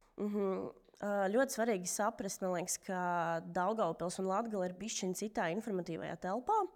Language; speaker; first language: Latvian; non-native, local second language; Russian